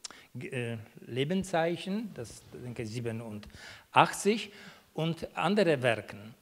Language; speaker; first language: German; non-native, fluent; Polish